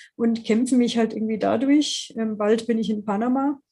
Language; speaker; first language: German; non-native, fluent; English